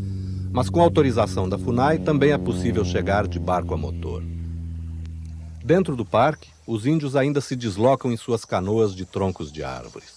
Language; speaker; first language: Portuguese; native; Portuguese